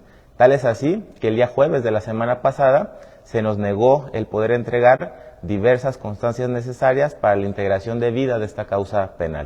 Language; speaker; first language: Spanish; native; Spanish